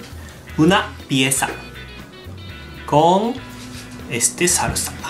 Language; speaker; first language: Spanish; non-native, learner; Japanese